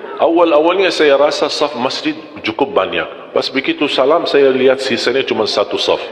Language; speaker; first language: Malay; non-native, fluent; Arabic